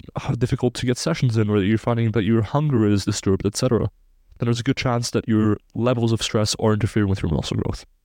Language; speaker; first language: English; non-native, fluent; German